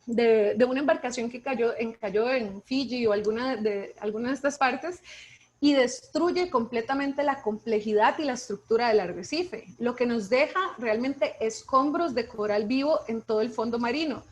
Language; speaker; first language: Spanish; native; Spanish